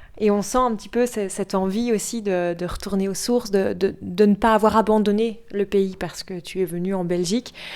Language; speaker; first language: French; native; French